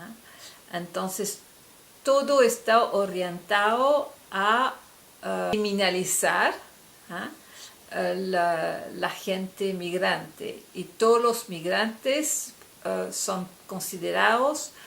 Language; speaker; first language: Spanish; non-native, fluent; French